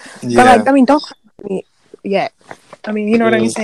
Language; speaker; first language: English; native; English